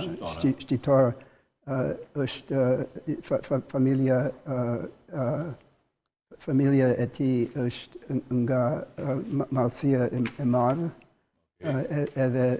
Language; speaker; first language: Albanian; non-native, learner; English